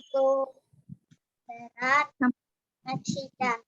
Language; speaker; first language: English; non-native, learner; Indonesian